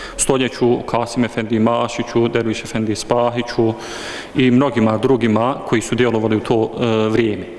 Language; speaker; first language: Bosnian; early bilingual, heritage; Bosnian